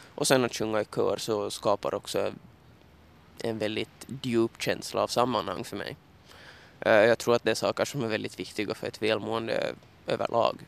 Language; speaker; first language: Swedish; native; Swedish